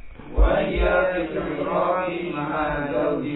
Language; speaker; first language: Arabic; non-native, learner; Indonesian